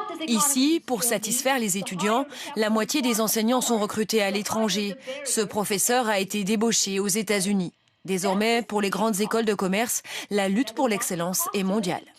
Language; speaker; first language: French; native; French